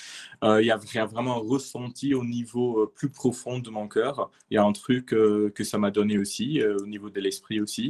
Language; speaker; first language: French; non-native, fluent; English